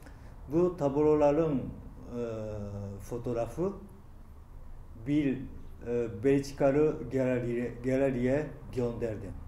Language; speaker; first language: Turkish; non-native, learner; Japanese